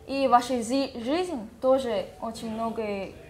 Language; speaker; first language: Russian; non-native, learner; Korean